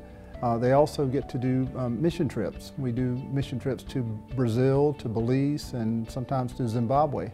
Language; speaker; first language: English; native; English